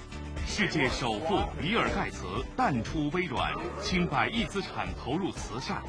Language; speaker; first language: Chinese; native; Chinese